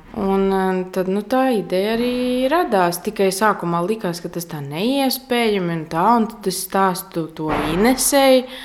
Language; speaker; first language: Latvian; native; Latvian